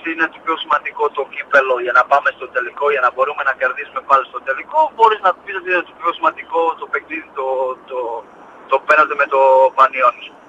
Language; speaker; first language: Greek; non-native, fluent; Portuguese